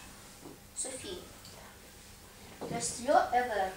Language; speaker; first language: French; non-native, learner; Russian